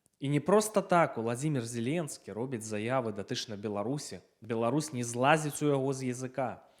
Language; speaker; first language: Belarusian; non-native, local second language; Russian